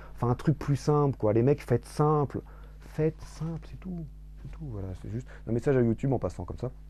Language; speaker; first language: French; native; French